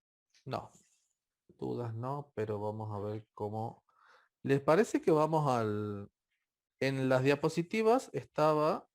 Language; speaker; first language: Spanish; native; Spanish